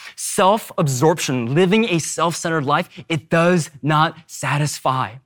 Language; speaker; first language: English; early bilingual, other home language; Korean